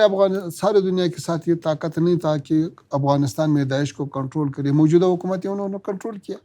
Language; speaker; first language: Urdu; non-native, learner; Pashto